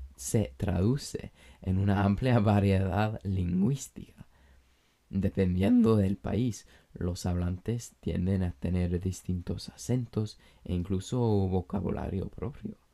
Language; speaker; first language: Spanish; non-native, fluent; English